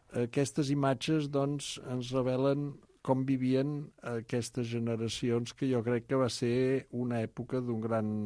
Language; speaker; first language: Catalan; native; Catalan